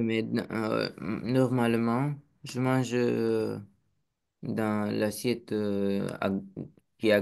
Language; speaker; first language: French; non-native, learner; Romanian